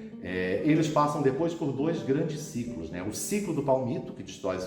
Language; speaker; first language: Portuguese; native; Portuguese